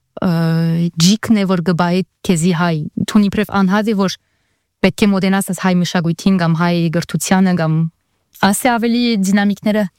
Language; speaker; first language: Armenian; early bilingual, heritage; Armenian